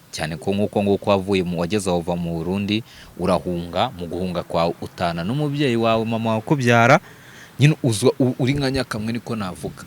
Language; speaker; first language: Kinyarwanda; native; Kinyarwanda